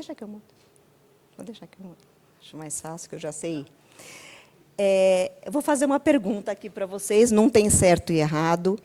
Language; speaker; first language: Portuguese; native; Portuguese